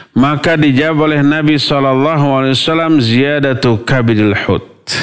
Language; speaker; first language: Indonesian; non-native, local second language; Sundanese